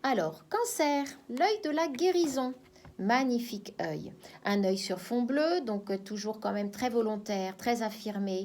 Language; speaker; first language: French; native; French